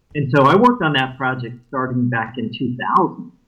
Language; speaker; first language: English; native; English